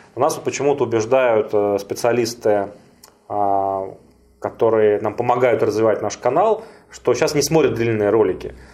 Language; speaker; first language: Russian; native; Russian